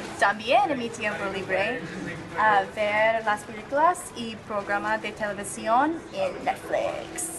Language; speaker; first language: Spanish; non-native, learner; English